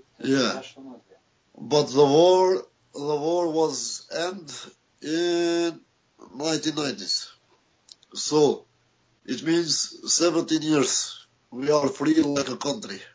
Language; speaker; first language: English; non-native, learner; Albanian